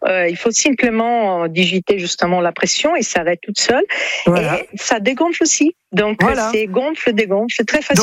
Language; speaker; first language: French; non-native, fluent; Italian